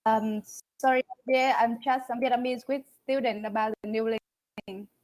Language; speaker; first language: English; non-native, fluent; Vietnamese